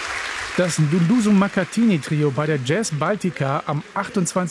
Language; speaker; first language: German; native; German